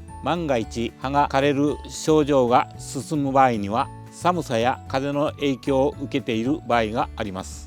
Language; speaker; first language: Japanese; native; Japanese